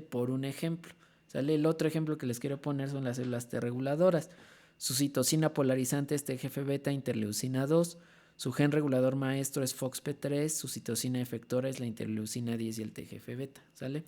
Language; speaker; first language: Spanish; native; Spanish